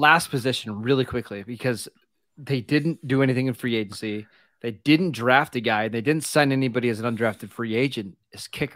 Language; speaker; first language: English; native; English